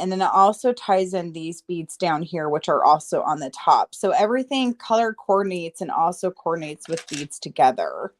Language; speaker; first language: English; native; English